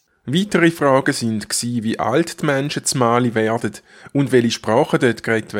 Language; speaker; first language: German; native; German